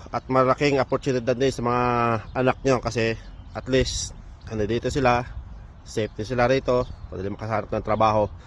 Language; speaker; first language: Filipino; native; Filipino